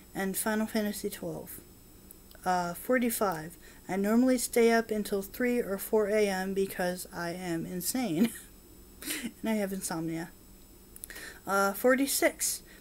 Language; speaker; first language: English; native; English